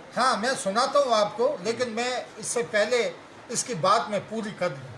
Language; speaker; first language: Urdu; non-native, local second language; Northern Hindko